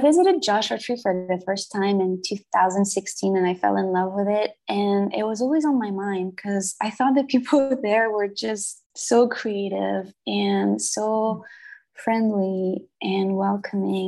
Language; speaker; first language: English; non-native, fluent; French